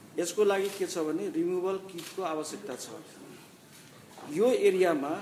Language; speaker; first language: Nepali; non-native, local second language; Maithili